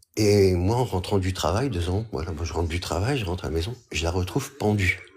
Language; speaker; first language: French; early bilingual, other home language; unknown